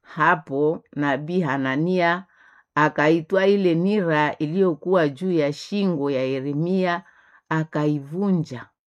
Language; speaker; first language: Swahili; non-native, local second language; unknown